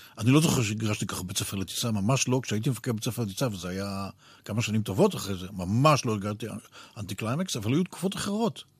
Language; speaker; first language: Hebrew; native; Hebrew